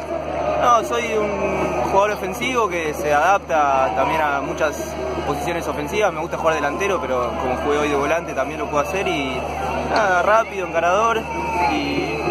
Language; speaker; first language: Spanish; native; Spanish